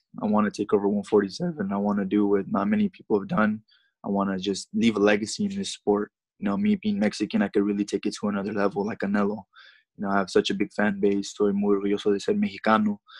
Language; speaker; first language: English; native; English